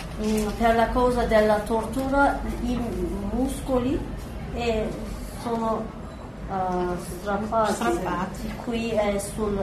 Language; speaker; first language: Italian; non-native, learner; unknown